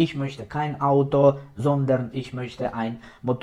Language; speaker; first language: German; non-native, fluent; Macedonian